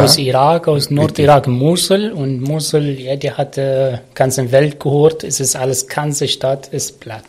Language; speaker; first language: German; non-native, learner; Arabic